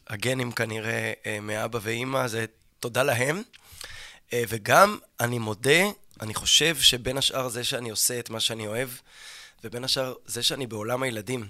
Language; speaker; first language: Hebrew; native; Hebrew